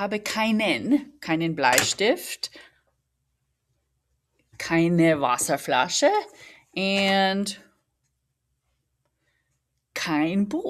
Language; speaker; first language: German; non-native, fluent; English